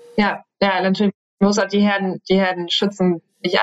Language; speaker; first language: German; native; German